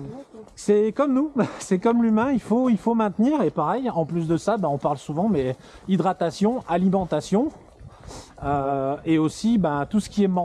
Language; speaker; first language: French; native; French